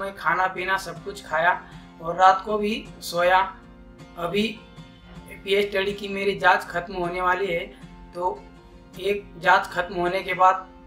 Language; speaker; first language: Hindi; non-native, local second language; Marathi